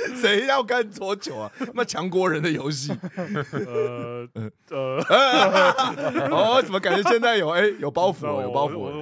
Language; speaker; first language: Chinese; native; Chinese